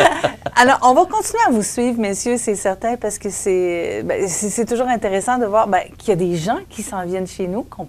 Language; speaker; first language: French; native; French